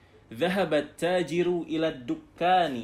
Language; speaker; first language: Arabic; non-native, fluent; Indonesian